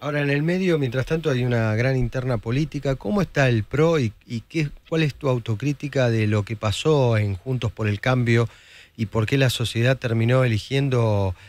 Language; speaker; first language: Spanish; native; Spanish